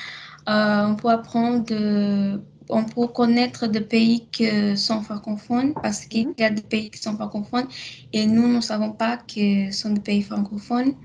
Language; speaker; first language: French; non-native, learner; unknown